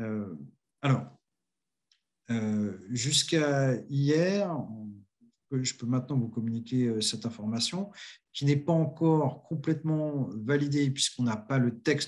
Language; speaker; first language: French; native; French